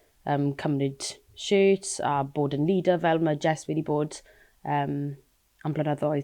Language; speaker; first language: Welsh; non-native, local second language; English